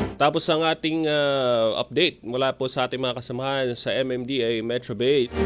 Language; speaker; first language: Filipino; native; Filipino